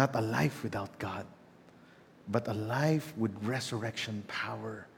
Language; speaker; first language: English; non-native, local second language; Filipino